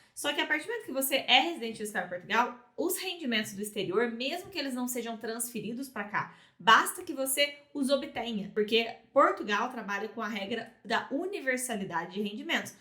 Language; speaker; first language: Portuguese; native; Portuguese